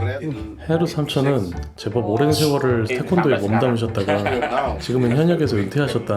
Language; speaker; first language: Korean; native; Korean